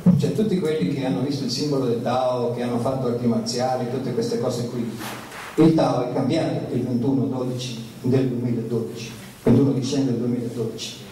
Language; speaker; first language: Italian; early bilingual, heritage; Italian